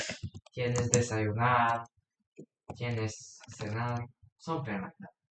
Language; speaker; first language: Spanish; non-native, learner; English